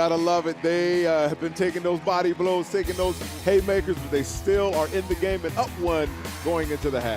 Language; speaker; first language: English; native; English